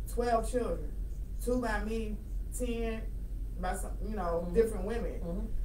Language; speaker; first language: English; native; English